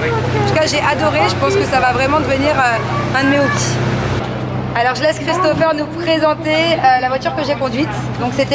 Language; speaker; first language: French; native; French